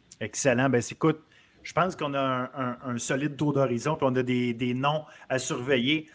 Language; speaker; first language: French; native; French